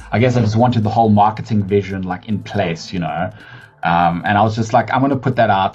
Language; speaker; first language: English; native; English